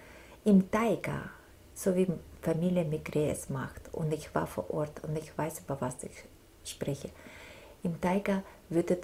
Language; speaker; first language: German; non-native, fluent; Russian